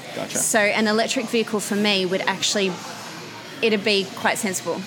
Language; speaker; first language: English; native; English